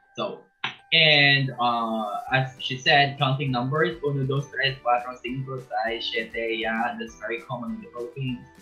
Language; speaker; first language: English; non-native, local second language; Filipino